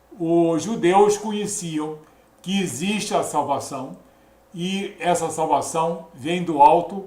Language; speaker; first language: Portuguese; native; Portuguese